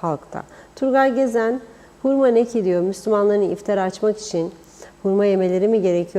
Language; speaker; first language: Turkish; native; Turkish